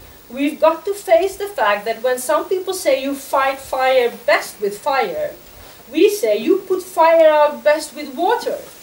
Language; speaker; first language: English; non-native, fluent; Dutch